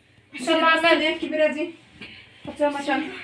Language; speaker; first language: Arabic; native; Arabic